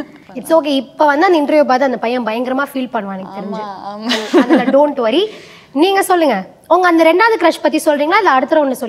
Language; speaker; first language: Tamil; native; Tamil